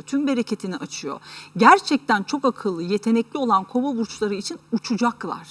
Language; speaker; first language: Turkish; native; Turkish